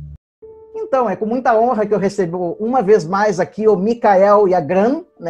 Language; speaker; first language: Portuguese; native; Portuguese